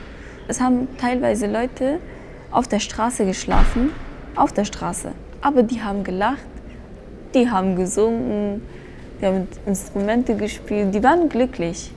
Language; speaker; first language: German; early bilingual, other home language; Persian